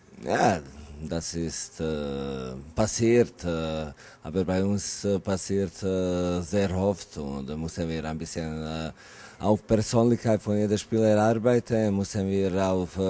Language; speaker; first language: German; non-native, learner; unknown